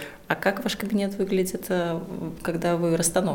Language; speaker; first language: Russian; native; Russian